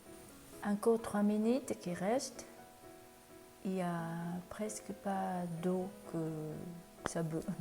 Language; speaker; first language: French; non-native, learner; Japanese